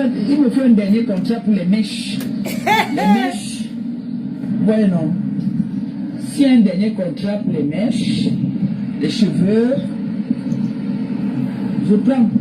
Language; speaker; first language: French; non-native, local second language; Lingala